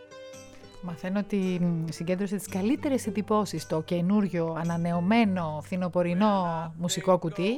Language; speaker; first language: Greek; native; Greek